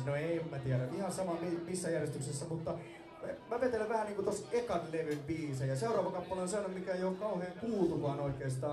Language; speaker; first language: Finnish; native; Finnish